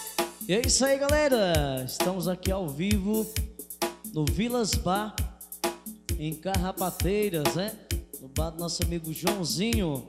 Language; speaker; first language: Portuguese; native; Portuguese